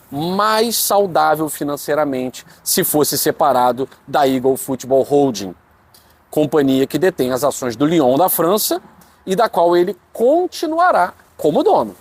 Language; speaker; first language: Portuguese; native; Portuguese